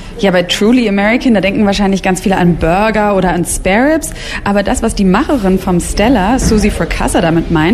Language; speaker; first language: German; native; German